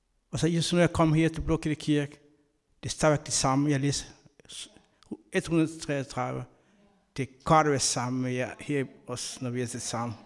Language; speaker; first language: Danish; non-native, learner; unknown